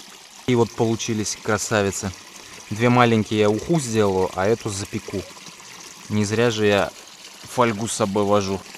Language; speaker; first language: Russian; native; Russian